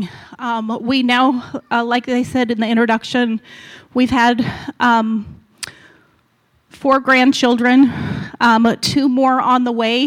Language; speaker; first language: English; native; English